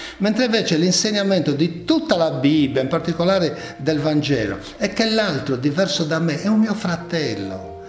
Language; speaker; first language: Italian; native; Italian